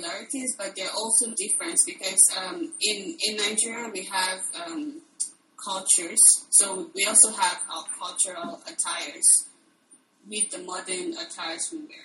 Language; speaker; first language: English; non-native, local second language; Igbo